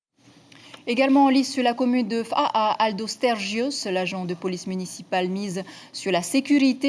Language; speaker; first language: French; native; French